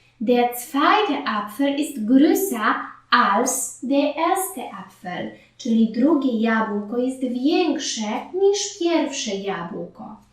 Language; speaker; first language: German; non-native, fluent; Polish